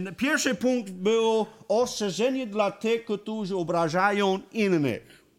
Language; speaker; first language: Polish; non-native, learner; English